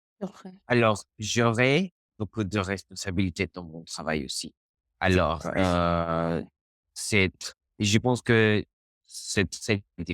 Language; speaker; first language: French; non-native, learner; Spanish